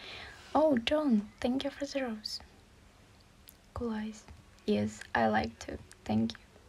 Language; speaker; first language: English; non-native, learner; Ukrainian